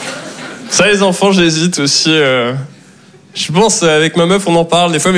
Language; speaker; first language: French; native; French